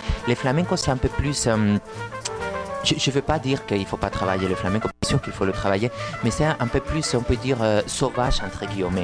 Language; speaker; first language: French; non-native, fluent; Spanish